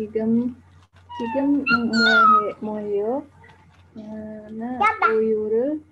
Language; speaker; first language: Korean; non-native, learner; Indonesian